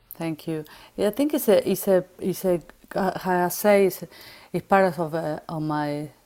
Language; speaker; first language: English; non-native, learner; Spanish